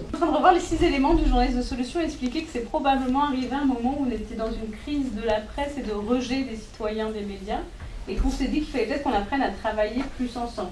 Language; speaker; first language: French; native; French